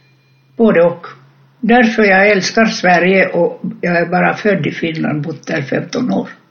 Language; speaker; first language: Swedish; non-native, fluent; Finnish